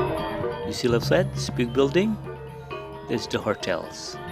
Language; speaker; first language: English; non-native, learner; Indonesian